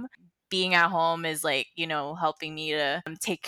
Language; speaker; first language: English; non-native, local second language; Filipino